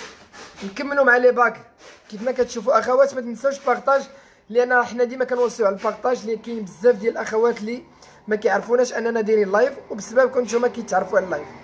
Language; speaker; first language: Arabic; native; Arabic